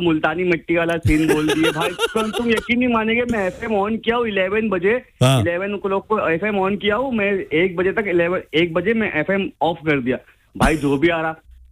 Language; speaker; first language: Hindi; native; Hindi